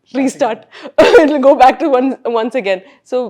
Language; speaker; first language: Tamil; non-native, learner; Malayalam